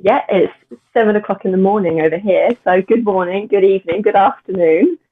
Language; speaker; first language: English; native; English